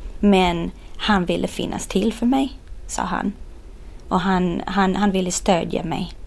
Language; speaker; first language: Swedish; non-native, fluent; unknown